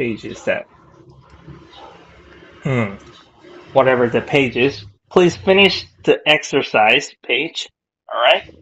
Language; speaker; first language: English; non-native, fluent; Korean